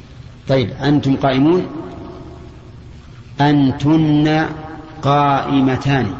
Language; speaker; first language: Arabic; native; Arabic